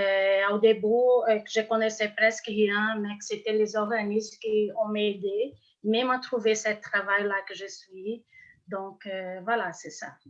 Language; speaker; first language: French; non-native, fluent; Portuguese